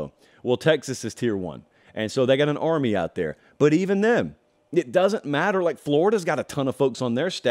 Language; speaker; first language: English; native; English